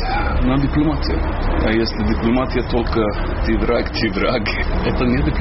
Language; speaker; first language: Russian; non-native, learner; Serbian